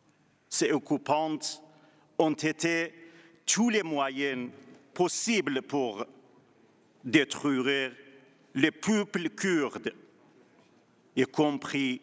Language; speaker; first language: French; non-native, learner; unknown